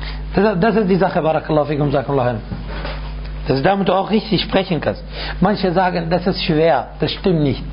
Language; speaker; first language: German; non-native, fluent; Arabic